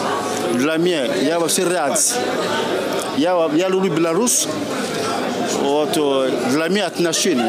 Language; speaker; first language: Russian; non-native, local second language; French